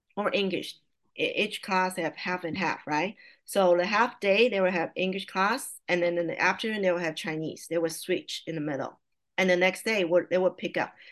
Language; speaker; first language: English; non-native, fluent; Chinese